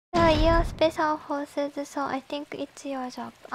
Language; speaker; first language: English; non-native, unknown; Japanese